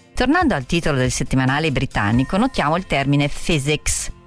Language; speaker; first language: Italian; native; Italian